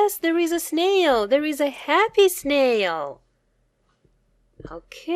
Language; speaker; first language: English; non-native, fluent; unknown